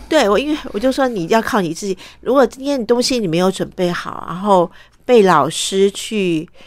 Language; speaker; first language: Chinese; early bilingual, other home language; Cantonese